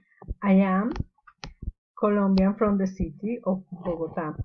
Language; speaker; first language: English; non-native, learner; Spanish